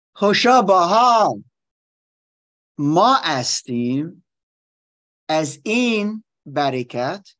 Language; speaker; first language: Persian; non-native, learner; German